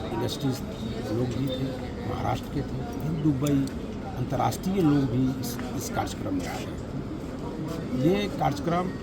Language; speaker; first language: Hindi; native; Hindi